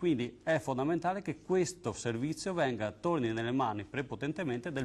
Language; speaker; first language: Italian; native; Italian